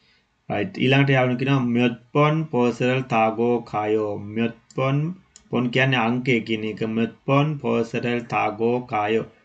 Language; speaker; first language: Korean; non-native, learner; Sinhala